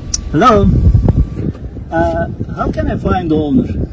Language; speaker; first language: English; non-native, learner; Turkish